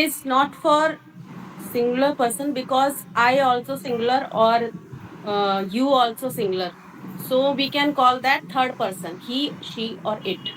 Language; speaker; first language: English; non-native, learner; Hindi